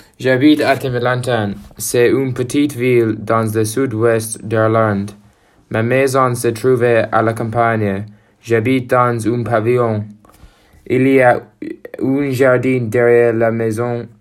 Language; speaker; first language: French; non-native, learner; English